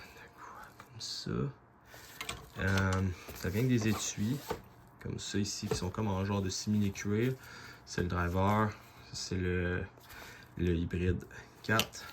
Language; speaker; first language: French; native; French